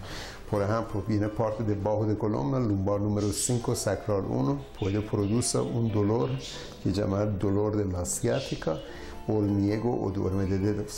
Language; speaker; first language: Spanish; non-native, learner; Persian